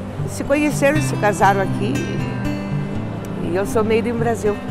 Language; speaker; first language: Portuguese; early bilingual, other home language; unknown